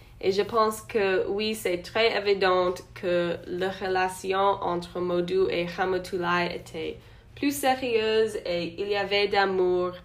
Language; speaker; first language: French; non-native, learner; English